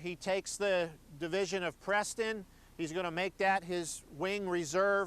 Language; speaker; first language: English; native; English